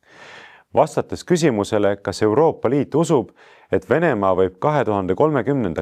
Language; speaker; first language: Estonian; native; Estonian